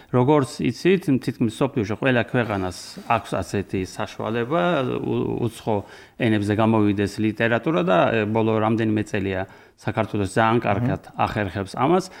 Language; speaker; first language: Georgian; early bilingual, heritage; Georgian